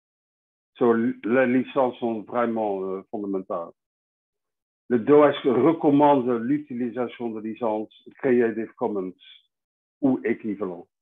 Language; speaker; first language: French; non-native, fluent; Dutch